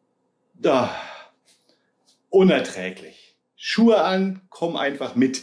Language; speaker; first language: German; native; German